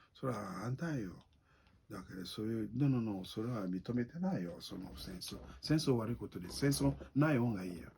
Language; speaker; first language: Japanese; non-native, learner; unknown